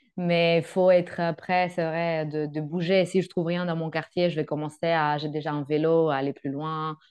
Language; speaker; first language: French; non-native, fluent; Greek